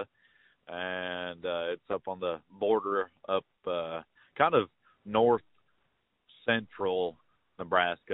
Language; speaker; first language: English; native; English